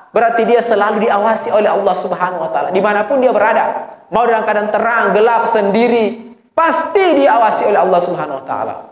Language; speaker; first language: Malay; non-native, local second language; Buginese